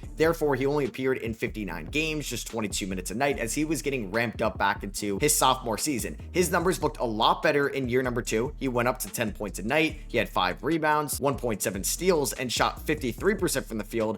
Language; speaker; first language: English; native; English